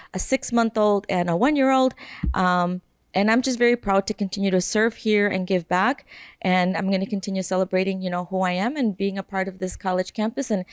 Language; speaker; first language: English; native; English